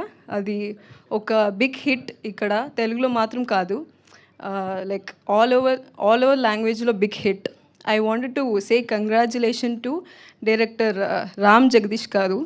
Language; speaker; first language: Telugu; non-native, learner; Tamil